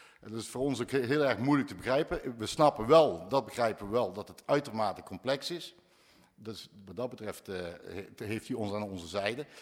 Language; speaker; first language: Dutch; native; Dutch